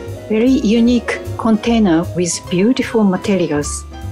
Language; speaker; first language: English; non-native, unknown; Japanese